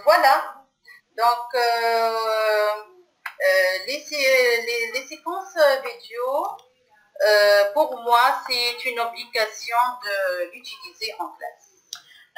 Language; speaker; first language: French; non-native, local second language; Arabic